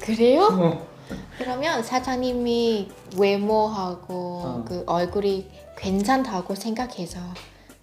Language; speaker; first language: Korean; non-native, fluent; Vietnamese